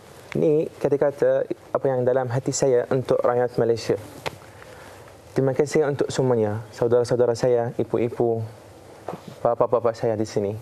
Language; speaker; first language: Indonesian; non-native, fluent; Arabic